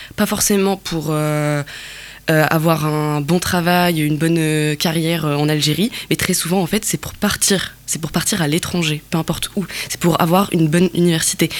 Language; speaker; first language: French; non-native, local second language; Kabyle